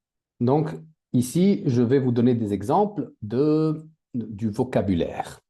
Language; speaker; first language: French; native; French